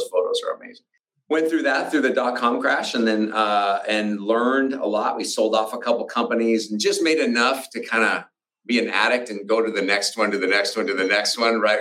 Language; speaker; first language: English; native; English